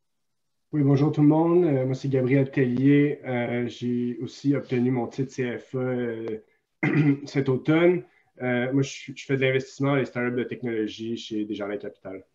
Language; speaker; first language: French; native; French